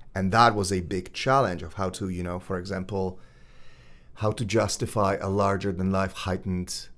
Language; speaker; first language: English; non-native, fluent; Polish